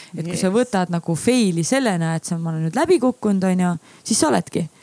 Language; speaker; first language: Estonian; native; Estonian